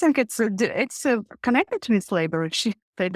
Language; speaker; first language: English; non-native, learner; Russian